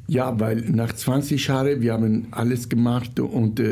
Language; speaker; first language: German; non-native, fluent; Italian